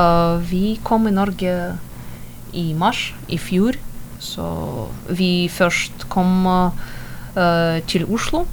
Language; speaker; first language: Norwegian; non-native, learner; Ukrainian